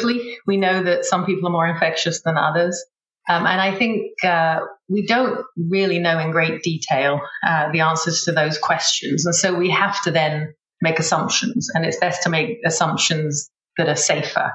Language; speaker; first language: English; native; English